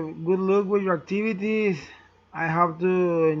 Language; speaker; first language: English; non-native, learner; Spanish